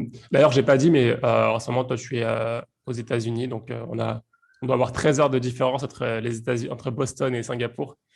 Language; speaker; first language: French; native; French